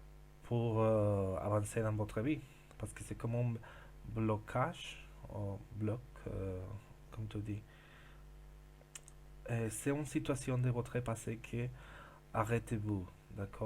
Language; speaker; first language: French; non-native, learner; Spanish